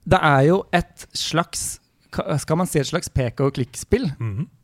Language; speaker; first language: Norwegian; native; Norwegian